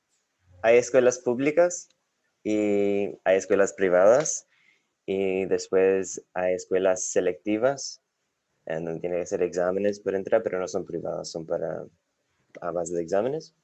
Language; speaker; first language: Spanish; non-native, fluent; English